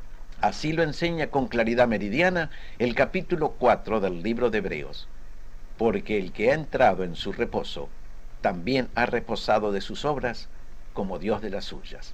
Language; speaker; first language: Spanish; native; Spanish